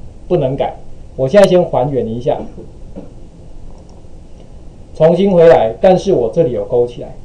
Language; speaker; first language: Chinese; native; Chinese